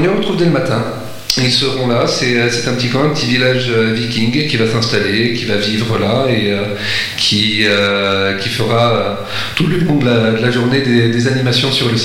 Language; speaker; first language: French; native; French